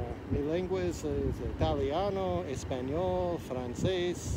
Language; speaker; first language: Spanish; non-native, learner; English